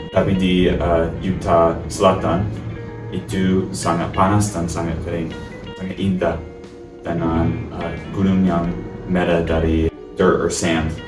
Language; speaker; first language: Indonesian; non-native, learner; English